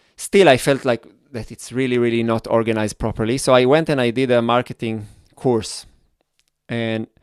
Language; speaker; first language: English; non-native, fluent; Hebrew